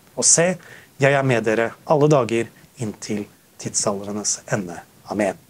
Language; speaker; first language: Norwegian; native; Norwegian